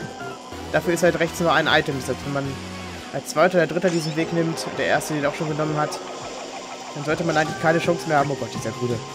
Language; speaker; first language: German; native; German